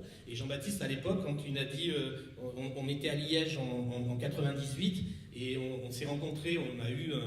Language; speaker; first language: French; native; French